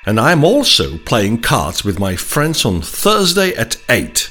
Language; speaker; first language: English; non-native, fluent; Czech